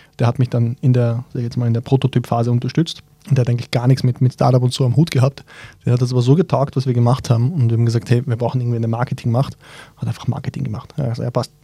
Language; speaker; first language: German; early bilingual, other home language; Bosnian